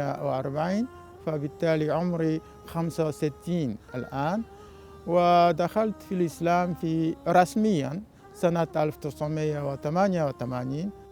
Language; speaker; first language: Arabic; non-native, fluent; Japanese